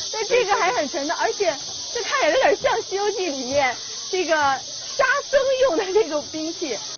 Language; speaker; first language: Chinese; native; Chinese